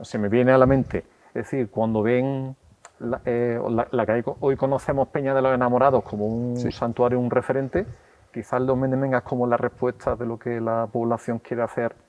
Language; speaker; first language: Spanish; native; Spanish